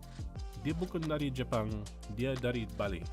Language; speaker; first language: Indonesian; non-native, learner; English